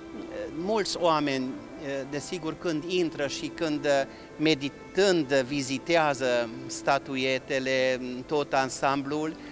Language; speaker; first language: Romanian; non-native, local second language; Hungarian